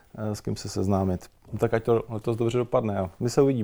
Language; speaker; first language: Czech; native; Czech